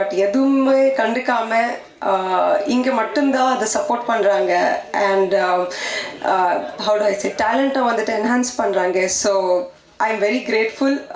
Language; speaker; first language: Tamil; non-native, local second language; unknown